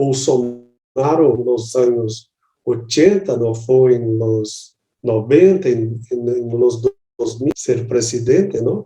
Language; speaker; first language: Spanish; non-native, learner; Portuguese